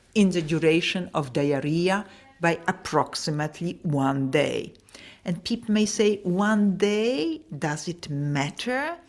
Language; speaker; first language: English; non-native, fluent; Polish